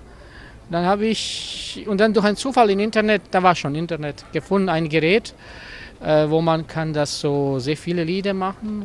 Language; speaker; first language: German; non-native, learner; Croatian